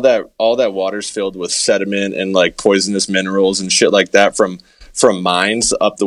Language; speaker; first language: English; native; English